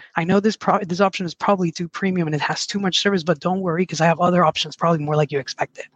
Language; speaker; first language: English; early bilingual, other home language; Spanish